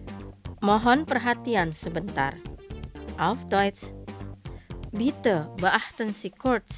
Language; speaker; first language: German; non-native, fluent; Indonesian